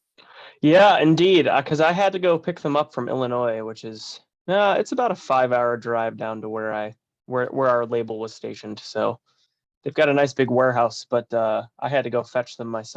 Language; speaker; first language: English; native; English